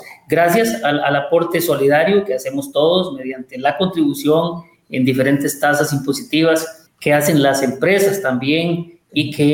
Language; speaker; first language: Spanish; native; Spanish